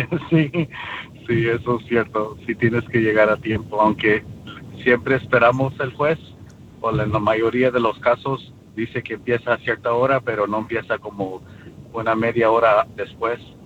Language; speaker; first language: Spanish; early bilingual, heritage; Spanish